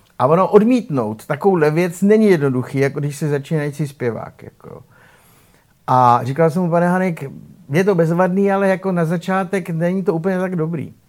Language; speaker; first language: Czech; native; Czech